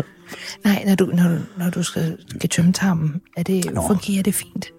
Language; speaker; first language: Danish; native; Danish